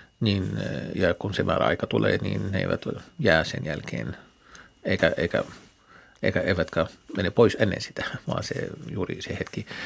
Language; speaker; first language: Finnish; non-native, fluent; Arabic